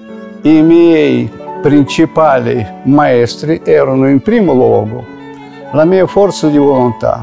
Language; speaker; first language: Italian; non-native, fluent; Russian